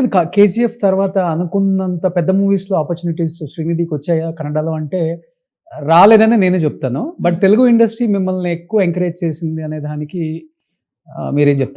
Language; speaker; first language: Telugu; native; Telugu